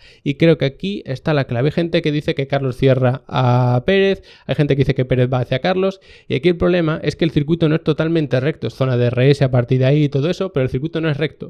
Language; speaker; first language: Spanish; native; Spanish